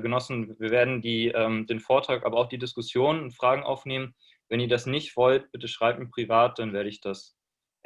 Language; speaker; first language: German; native; German